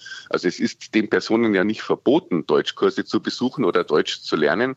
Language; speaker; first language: German; native; German